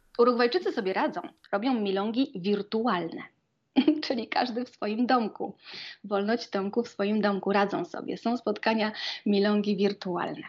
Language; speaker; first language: Polish; native; Polish